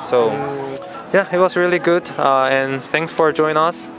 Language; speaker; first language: English; non-native, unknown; Korean